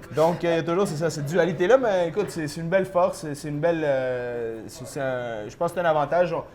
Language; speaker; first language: French; early bilingual, other home language; Spanish